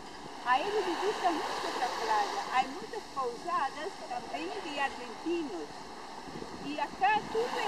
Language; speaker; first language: Portuguese; non-native, learner; Spanish